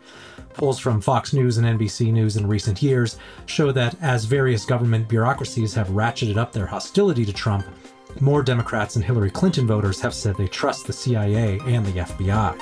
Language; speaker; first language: English; native; English